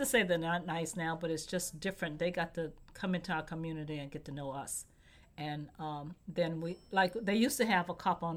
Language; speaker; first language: English; native; English